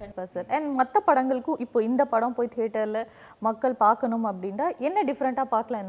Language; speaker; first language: Tamil; native; Tamil